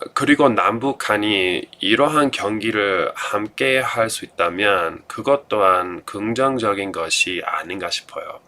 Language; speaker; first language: Korean; non-native, fluent; English